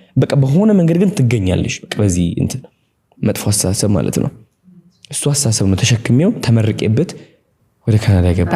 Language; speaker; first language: Amharic; non-native, local second language; Tigrinya